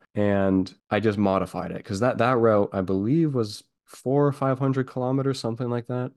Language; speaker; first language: English; native; English